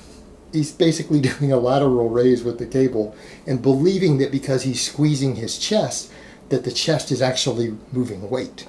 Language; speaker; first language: English; native; English